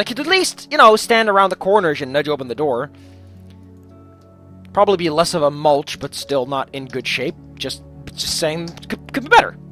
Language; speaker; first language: English; non-native, fluent; Dutch